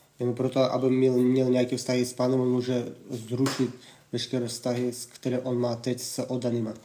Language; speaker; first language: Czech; non-native, fluent; Russian